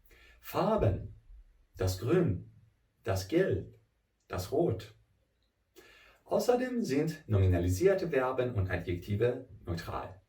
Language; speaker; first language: German; non-native, fluent; Persian